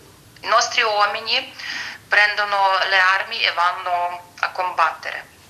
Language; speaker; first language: Italian; non-native, fluent; Ukrainian